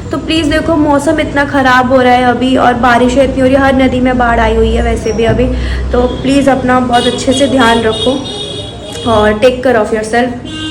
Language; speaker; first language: Hindi; non-native, local second language; Maithili